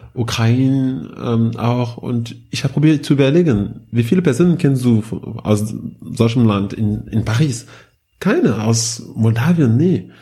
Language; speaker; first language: German; non-native, fluent; French